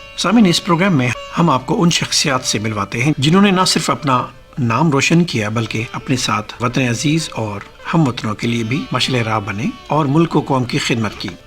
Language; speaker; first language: Urdu; non-native, local second language; Sindhi